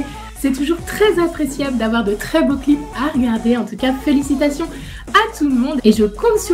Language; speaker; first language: French; native; French